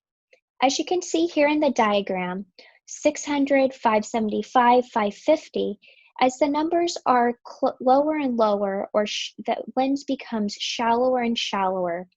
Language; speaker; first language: English; native; English